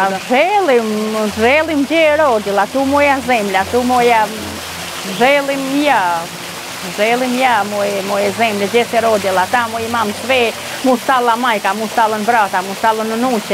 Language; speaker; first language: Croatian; non-native, learner; Albanian